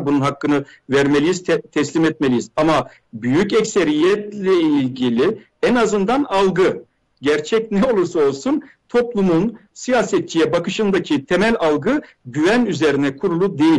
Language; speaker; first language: Turkish; native; Turkish